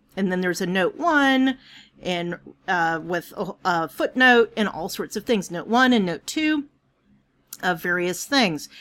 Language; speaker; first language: English; native; English